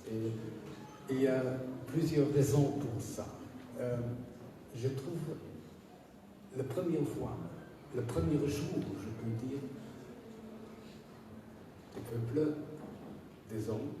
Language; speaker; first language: French; non-native, learner; German